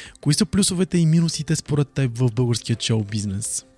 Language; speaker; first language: Bulgarian; native; Bulgarian